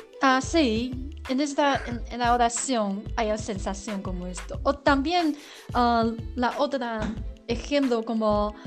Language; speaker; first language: Spanish; non-native, learner; Chinese